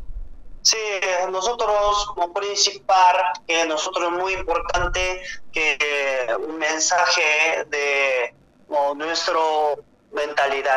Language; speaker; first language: Spanish; non-native, learner; Korean